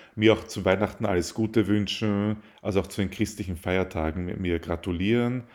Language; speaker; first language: German; early bilingual, other home language; Arabic